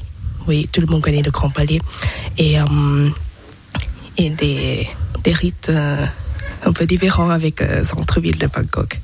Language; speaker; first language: French; non-native, learner; Thai